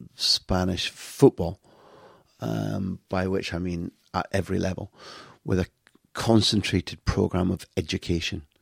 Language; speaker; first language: English; native; English